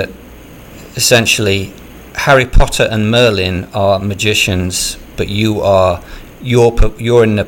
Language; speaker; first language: English; native; English